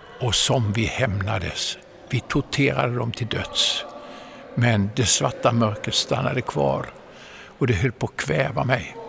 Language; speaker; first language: Swedish; native; Swedish